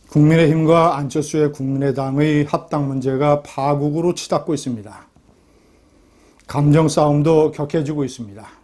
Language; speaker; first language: Korean; native; Korean